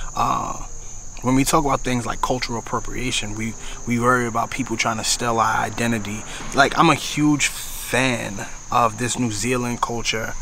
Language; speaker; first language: English; native; English